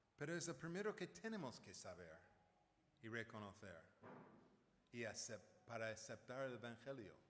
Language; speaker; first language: Spanish; non-native, fluent; English